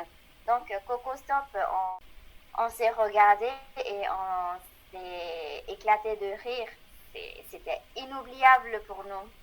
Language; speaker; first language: French; non-native, fluent; Burmese